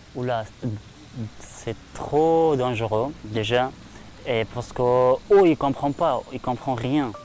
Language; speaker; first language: French; non-native, learner; Persian